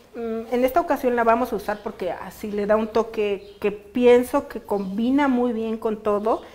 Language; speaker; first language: Spanish; native; Spanish